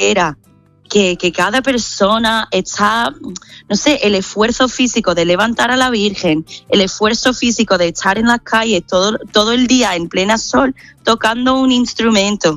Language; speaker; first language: Spanish; non-native, fluent; English